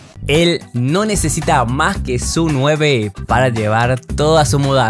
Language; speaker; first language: Spanish; native; Spanish